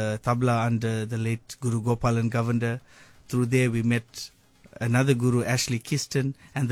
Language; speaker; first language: English; native; English